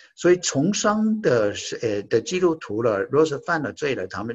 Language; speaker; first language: Chinese; non-native, fluent; English